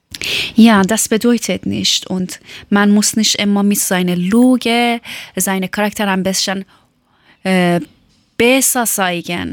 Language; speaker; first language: German; non-native, learner; Persian